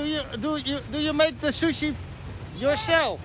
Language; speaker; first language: English; non-native, learner; Dutch